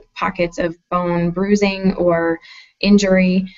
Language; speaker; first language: English; native; English